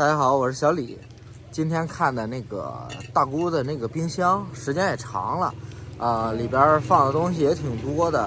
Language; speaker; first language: Chinese; native; Chinese